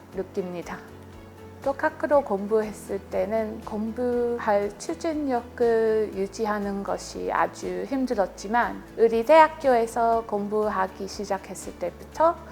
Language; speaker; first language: Korean; non-native, fluent; English